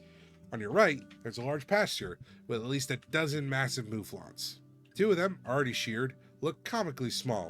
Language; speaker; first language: English; native; English